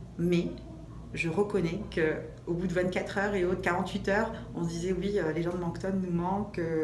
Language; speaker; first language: French; native; French